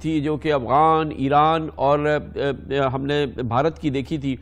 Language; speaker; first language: Urdu; native; Urdu